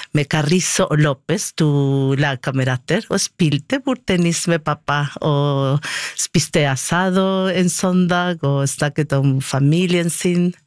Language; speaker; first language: Norwegian; non-native, fluent; Spanish